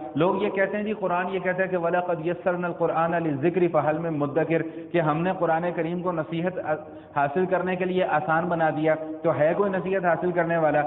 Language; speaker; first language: Urdu; non-native, local second language; Punjabi